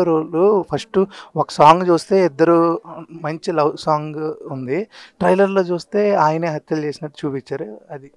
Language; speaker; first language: Telugu; native; Telugu